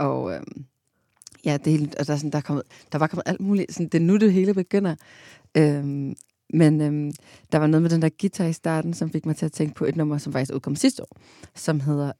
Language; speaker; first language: Danish; native; Danish